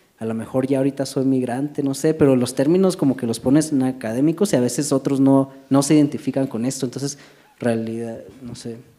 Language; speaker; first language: Spanish; early bilingual, heritage; Spanish